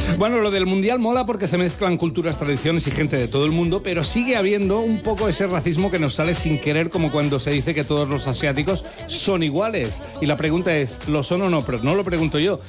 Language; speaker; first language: Spanish; native; Spanish